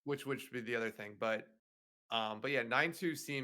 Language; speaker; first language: English; native; English